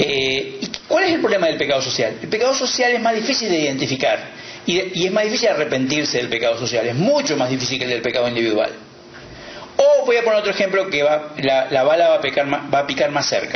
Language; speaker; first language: Spanish; native; Spanish